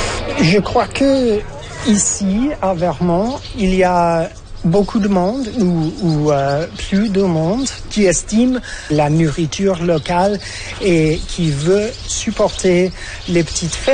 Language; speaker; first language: French; non-native, fluent; English